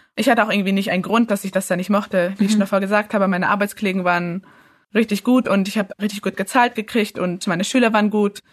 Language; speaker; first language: German; early bilingual, other home language; English